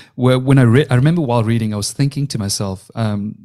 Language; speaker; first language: English; native; English